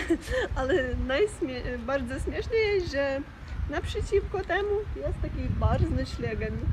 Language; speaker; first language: Polish; non-native, learner; Russian